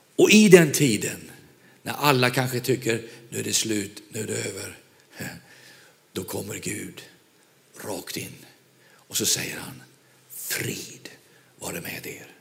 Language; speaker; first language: Swedish; native; Swedish